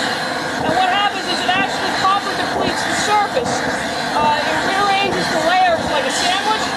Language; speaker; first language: English; native; English